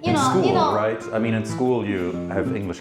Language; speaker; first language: English; non-native, fluent; German